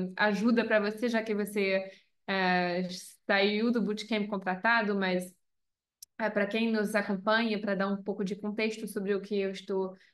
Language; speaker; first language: Portuguese; non-native, fluent; French